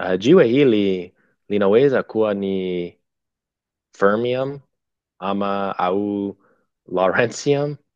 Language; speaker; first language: Swahili; non-native, learner; English